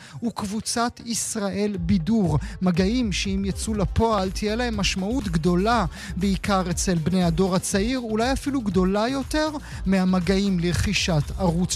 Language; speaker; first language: Hebrew; native; Hebrew